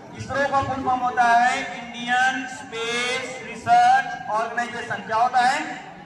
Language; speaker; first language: Hindi; native; Hindi